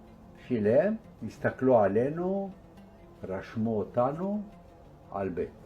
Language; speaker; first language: Hebrew; non-native, fluent; Arabic